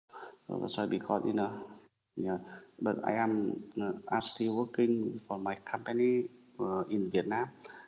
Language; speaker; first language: English; non-native, learner; Vietnamese